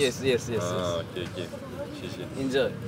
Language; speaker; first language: English; non-native, learner; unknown